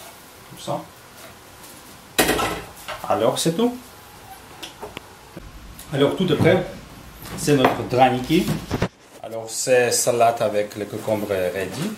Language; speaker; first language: French; non-native, learner; Russian